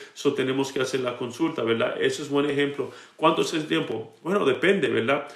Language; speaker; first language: Spanish; early bilingual, heritage; Spanish